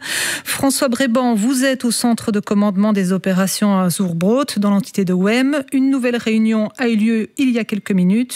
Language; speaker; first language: French; native; French